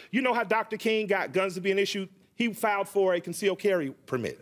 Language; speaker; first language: English; native; English